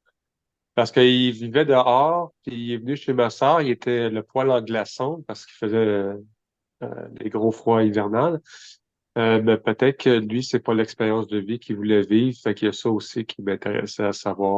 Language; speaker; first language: French; native; French